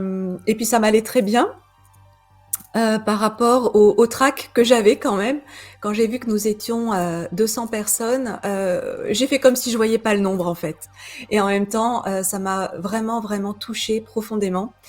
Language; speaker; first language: French; native; French